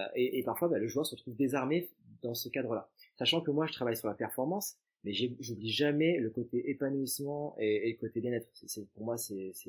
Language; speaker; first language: French; native; French